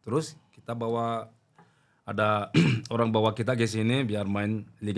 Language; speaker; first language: Indonesian; non-native, learner; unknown